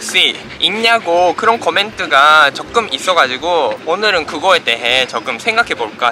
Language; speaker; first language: Korean; non-native, fluent; Japanese